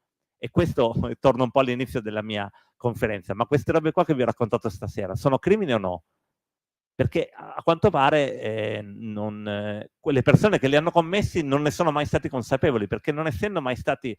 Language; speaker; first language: Italian; native; Italian